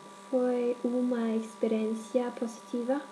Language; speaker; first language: Portuguese; non-native, learner; Cantonese